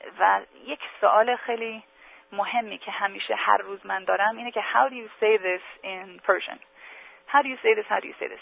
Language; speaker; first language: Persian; early bilingual, heritage; English